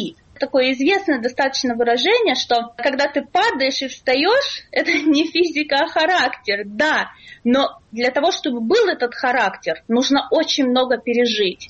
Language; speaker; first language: Russian; native; Russian